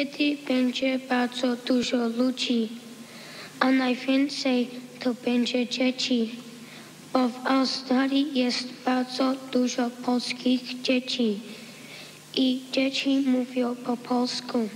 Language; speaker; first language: Polish; early bilingual, heritage; Polish